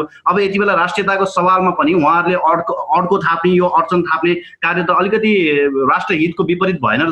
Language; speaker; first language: Nepali; native; Nepali